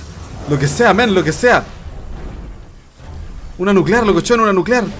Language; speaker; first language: Spanish; native; Spanish